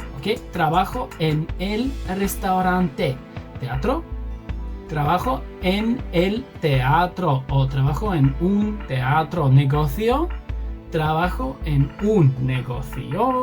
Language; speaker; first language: Spanish; non-native, fluent; English